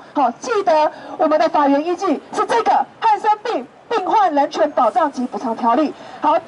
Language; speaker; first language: Chinese; native; Chinese